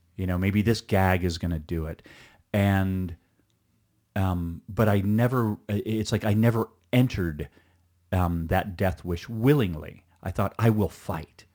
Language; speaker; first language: English; early bilingual, other home language; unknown